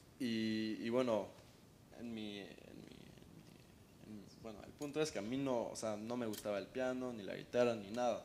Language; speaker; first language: Spanish; early bilingual, heritage; Spanish